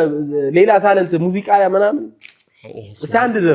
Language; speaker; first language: Amharic; native; Amharic